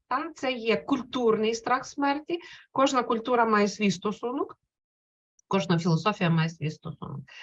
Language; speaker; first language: Ukrainian; native; Ukrainian